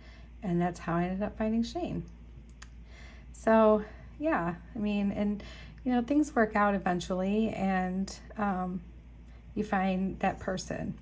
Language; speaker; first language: English; native; English